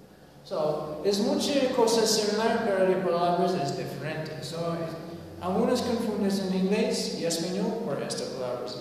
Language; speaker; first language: Spanish; non-native, learner; English